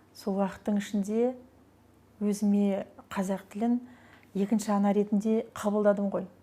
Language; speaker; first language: Kazakh; non-native, local second language; Russian